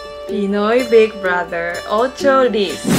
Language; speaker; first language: English; non-native, learner; Japanese